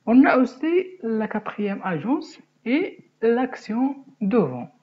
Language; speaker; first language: French; non-native, local second language; Arabic